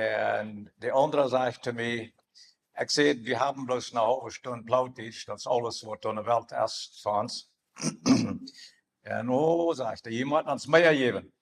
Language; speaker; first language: German; non-native, learner; Plautdietsch